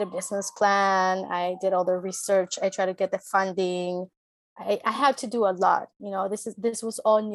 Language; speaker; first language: English; early bilingual, other home language; Spanish